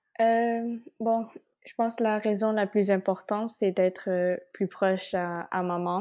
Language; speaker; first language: French; non-native, local second language; Spanish